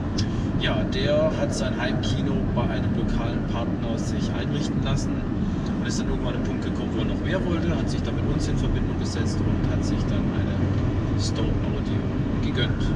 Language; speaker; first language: German; native; German